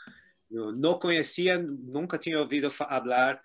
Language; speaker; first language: Spanish; non-native, learner; Portuguese